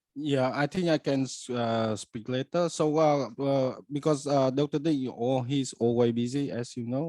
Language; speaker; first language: English; non-native, fluent; Vietnamese